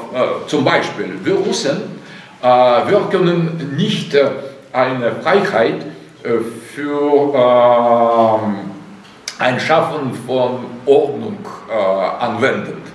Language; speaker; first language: German; non-native, fluent; Russian